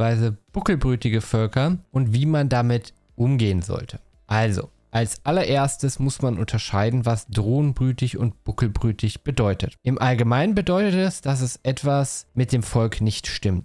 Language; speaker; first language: German; native; German